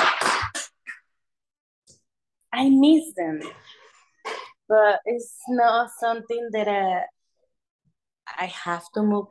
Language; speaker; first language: English; non-native, learner; Spanish